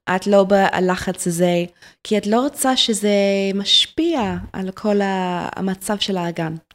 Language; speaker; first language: Hebrew; non-native, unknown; English